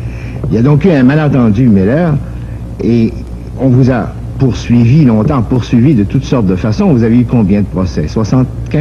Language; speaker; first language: French; native; French